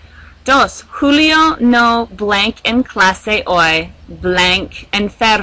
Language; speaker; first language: Spanish; non-native, fluent; English